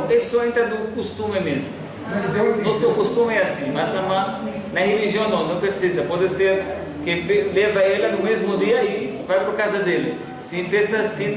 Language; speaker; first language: Portuguese; non-native, fluent; Arabic